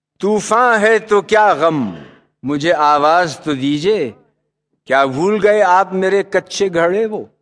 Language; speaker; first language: Urdu; native; Urdu